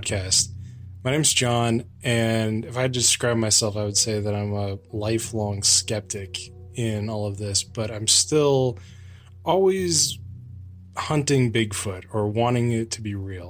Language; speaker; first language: English; native; English